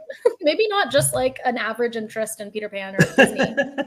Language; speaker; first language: English; native; English